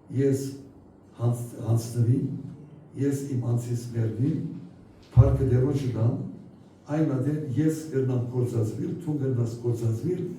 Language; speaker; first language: Armenian; native; Armenian